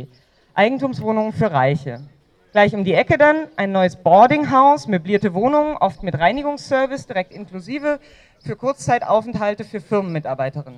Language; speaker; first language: German; native; German